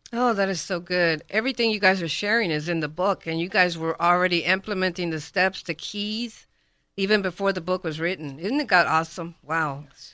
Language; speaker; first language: English; native; English